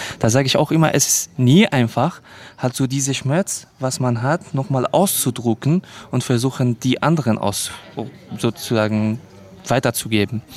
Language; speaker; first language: German; early bilingual, other home language; Kurdish